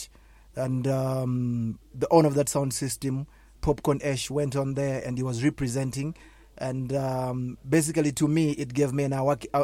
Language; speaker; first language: English; non-native, local second language; Shona